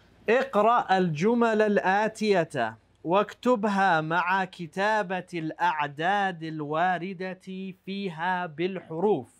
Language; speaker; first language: Arabic; non-native, fluent; English